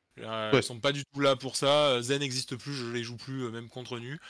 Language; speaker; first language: French; native; French